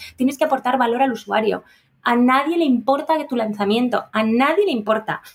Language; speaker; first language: Spanish; native; Spanish